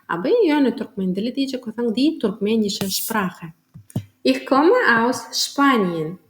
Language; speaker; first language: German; non-native, fluent; Turkmen